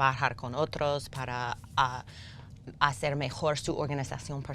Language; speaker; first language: Spanish; non-native, learner; English